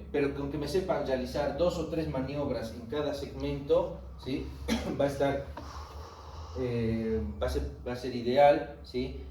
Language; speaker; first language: Spanish; native; Spanish